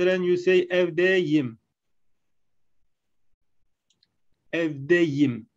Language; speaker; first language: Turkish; non-native, fluent; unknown